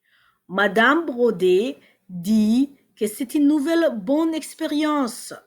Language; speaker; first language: French; non-native, fluent; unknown